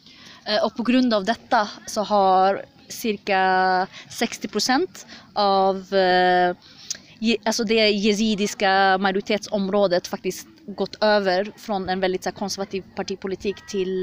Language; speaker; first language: Swedish; early bilingual, other home language; Kurdish